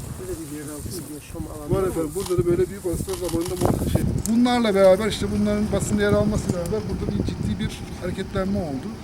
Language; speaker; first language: Turkish; native; Turkish